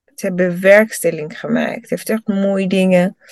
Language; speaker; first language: Dutch; early bilingual, other home language; Rundi